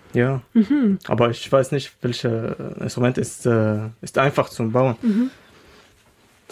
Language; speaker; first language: German; non-native, learner; Arabic